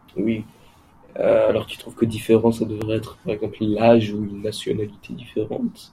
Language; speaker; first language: French; non-native, learner; English